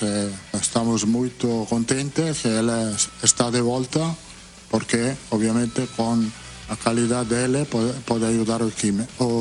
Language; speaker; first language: Portuguese; non-native, fluent; Italian